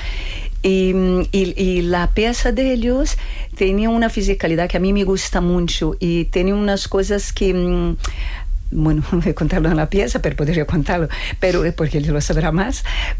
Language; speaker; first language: Spanish; non-native, fluent; Portuguese